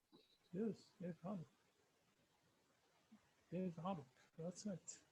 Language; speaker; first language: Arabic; non-native, fluent; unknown